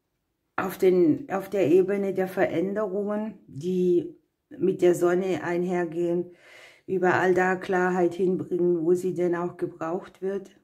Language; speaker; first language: German; native; German